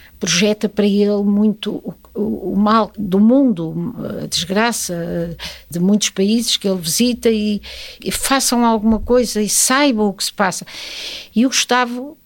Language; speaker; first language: Portuguese; native; Portuguese